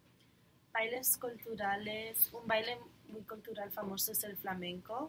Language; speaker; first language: Spanish; early bilingual, heritage; Spanish